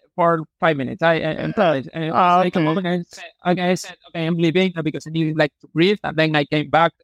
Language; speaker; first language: English; non-native, fluent; Spanish